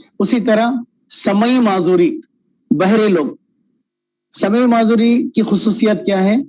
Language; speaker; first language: Urdu; native; Urdu